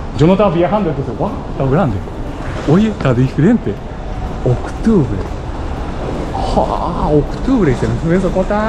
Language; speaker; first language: Spanish; non-native, learner; Japanese